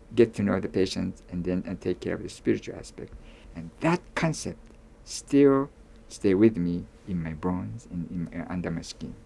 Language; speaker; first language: English; non-native, fluent; Japanese